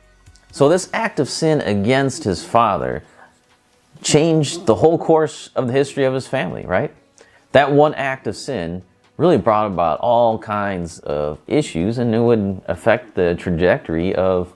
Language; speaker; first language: English; native; English